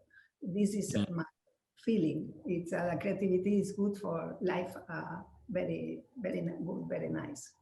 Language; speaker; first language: English; non-native, learner; Spanish